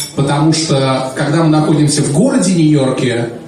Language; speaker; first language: Russian; native; Russian